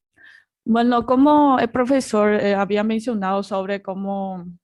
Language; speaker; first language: Spanish; non-native, fluent; Chinese